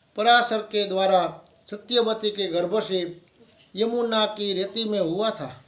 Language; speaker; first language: Hindi; non-native, local second language; Gujarati